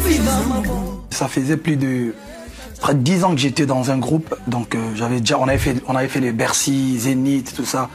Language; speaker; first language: French; non-native, local second language; Lingala